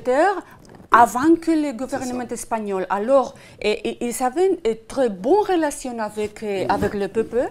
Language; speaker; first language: French; non-native, fluent; Spanish